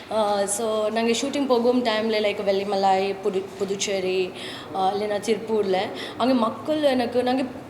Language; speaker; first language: Tamil; non-native, learner; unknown